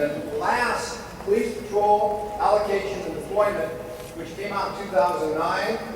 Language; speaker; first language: English; native; English